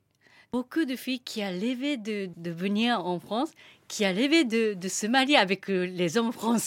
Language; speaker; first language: French; non-native, learner; Japanese